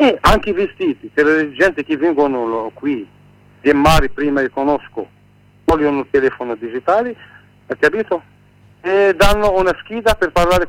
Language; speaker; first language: Italian; non-native, learner; Arabic